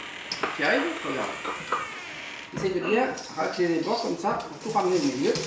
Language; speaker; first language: French; native; French